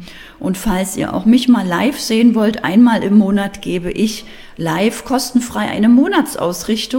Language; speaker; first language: German; native; German